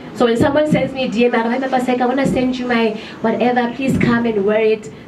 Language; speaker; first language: English; non-native, local second language; Southern Sotho